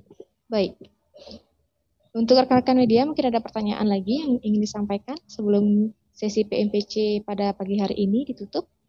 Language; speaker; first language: Indonesian; native; Indonesian